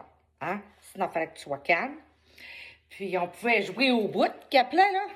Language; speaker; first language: French; native; French